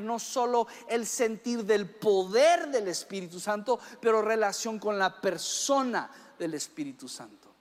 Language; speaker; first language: Spanish; early bilingual, other home language; English